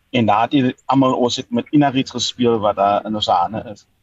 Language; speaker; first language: Afrikaans; native; Afrikaans